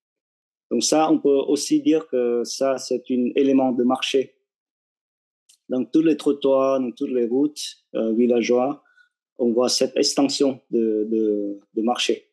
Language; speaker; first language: French; non-native, fluent; Vietnamese